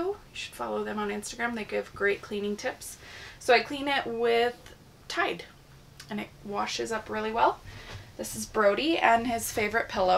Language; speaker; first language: English; native; English